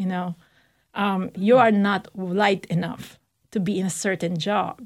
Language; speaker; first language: English; non-native, local second language; Filipino